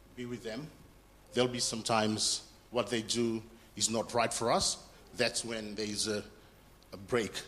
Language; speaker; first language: English; non-native, fluent; Fijian